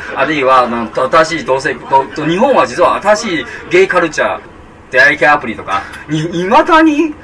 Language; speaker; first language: Japanese; non-native, fluent; Chinese